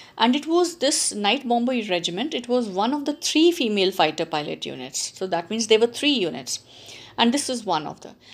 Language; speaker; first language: English; non-native, local second language; Punjabi